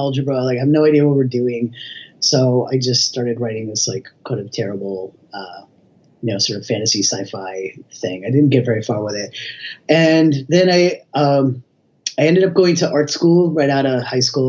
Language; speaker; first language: English; native; English